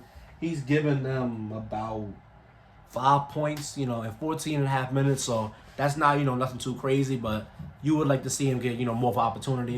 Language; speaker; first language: English; native; English